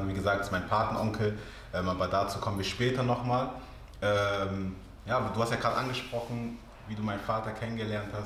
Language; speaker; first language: German; native; German